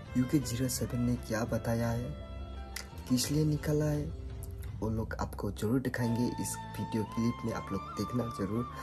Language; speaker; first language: Hindi; non-native, local second language; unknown